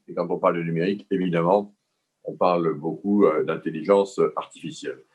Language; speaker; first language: French; native; French